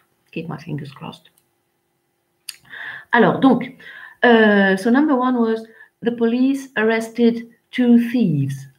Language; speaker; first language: English; non-native, fluent; French